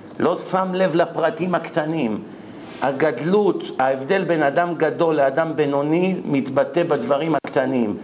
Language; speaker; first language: Hebrew; native; Hebrew